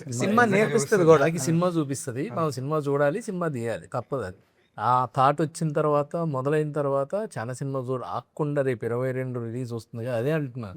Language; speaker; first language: Telugu; native; Telugu